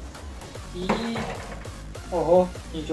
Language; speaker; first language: Russian; native; Russian